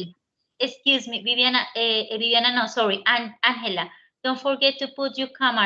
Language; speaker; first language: English; non-native, learner; Spanish